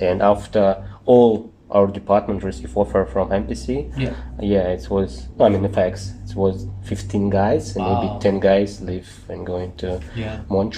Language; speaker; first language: English; non-native, learner; Russian